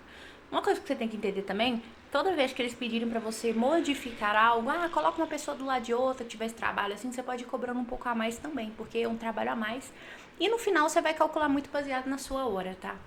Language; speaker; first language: Portuguese; native; Portuguese